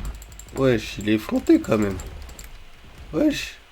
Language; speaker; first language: French; native; French